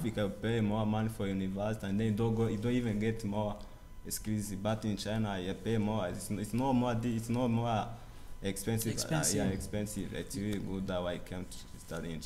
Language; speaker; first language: English; non-native, learner; Kinyarwanda